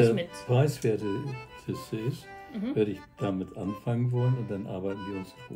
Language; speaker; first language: German; native; German